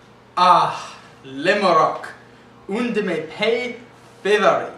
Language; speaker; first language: French; non-native, learner; English